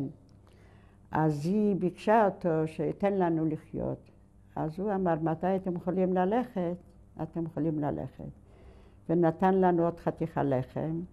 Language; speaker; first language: Hebrew; non-native, fluent; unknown